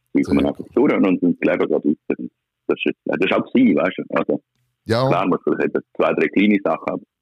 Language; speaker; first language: German; native; German